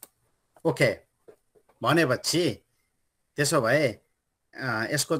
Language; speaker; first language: Korean; non-native, learner; Nepali